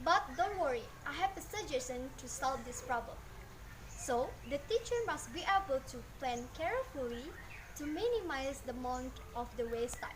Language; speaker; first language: English; non-native, learner; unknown